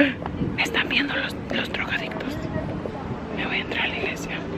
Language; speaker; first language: Spanish; early bilingual, heritage; Spanish